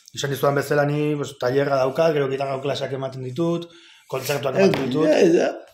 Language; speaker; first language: Basque; non-native, local second language; Spanish